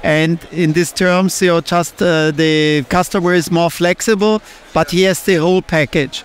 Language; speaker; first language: English; non-native, fluent; German